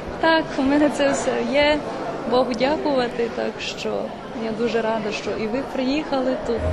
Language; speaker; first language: Ukrainian; non-native, local second language; Serbian